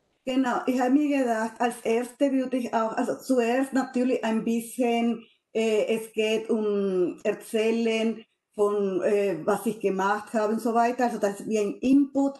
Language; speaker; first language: German; non-native, fluent; Spanish